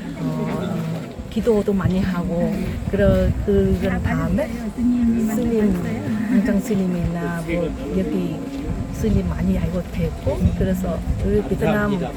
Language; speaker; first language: Korean; non-native, fluent; Vietnamese